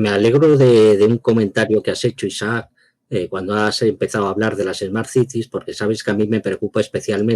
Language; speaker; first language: Spanish; native; Spanish